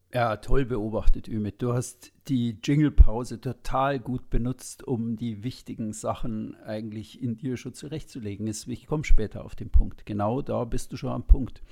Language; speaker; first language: German; native; German